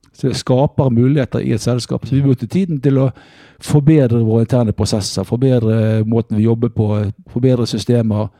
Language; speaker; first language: Norwegian; native; Norwegian